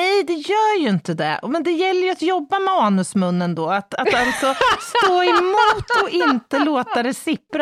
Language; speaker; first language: Swedish; native; Swedish